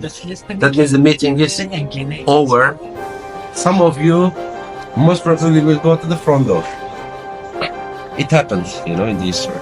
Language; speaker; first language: English; non-native, fluent; Turkish